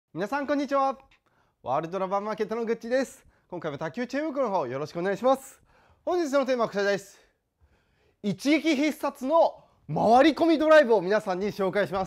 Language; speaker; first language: Japanese; native; Japanese